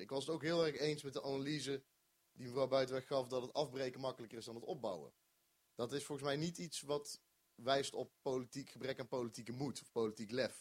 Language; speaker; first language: Dutch; native; Dutch